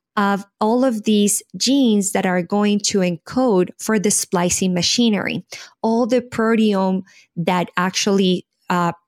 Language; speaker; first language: English; non-native, fluent; Spanish